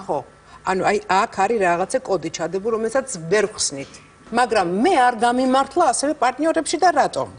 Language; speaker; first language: Georgian; native; Georgian